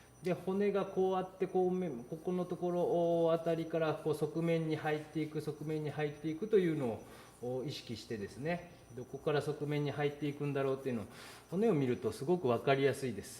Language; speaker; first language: Japanese; native; Japanese